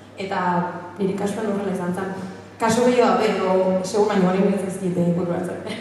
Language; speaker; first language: Basque; non-native, local second language; Spanish